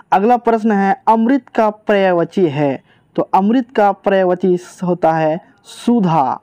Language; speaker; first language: Hindi; native; Hindi